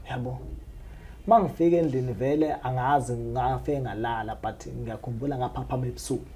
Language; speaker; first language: Zulu; non-native, local second language; Xhosa